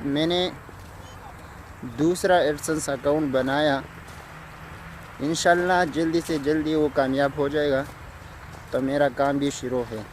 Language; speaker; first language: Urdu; non-native, local second language; Pashto